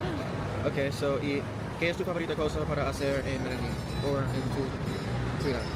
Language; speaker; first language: Spanish; non-native, learner; English